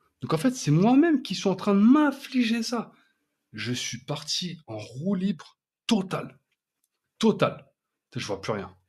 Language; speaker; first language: French; native; French